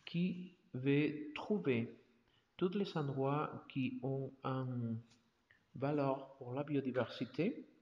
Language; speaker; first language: French; non-native, learner; Spanish